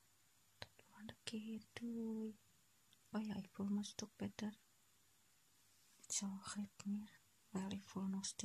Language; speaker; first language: Dutch; non-native, local second language; Indonesian